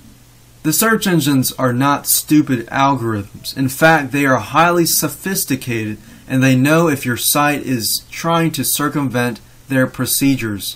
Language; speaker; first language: English; native; English